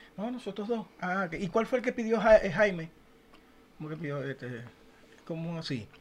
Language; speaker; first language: Spanish; native; Spanish